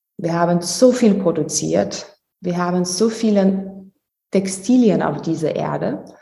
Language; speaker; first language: German; non-native, fluent; Lithuanian